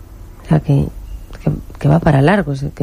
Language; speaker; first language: Spanish; native; Spanish